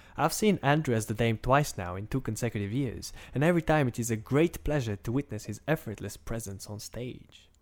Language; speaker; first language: English; non-native, fluent; Bulgarian